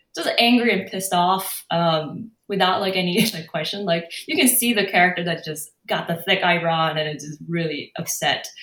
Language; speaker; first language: English; non-native, fluent; Korean